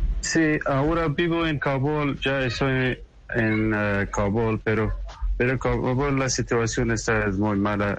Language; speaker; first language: Spanish; non-native, learner; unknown